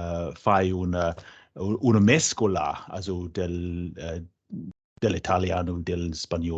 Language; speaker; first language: Italian; non-native, learner; English